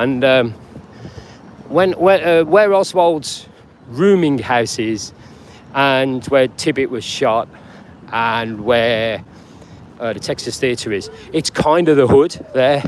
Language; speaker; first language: English; native; English